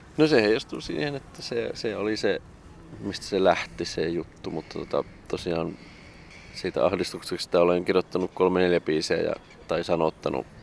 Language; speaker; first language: Finnish; native; Finnish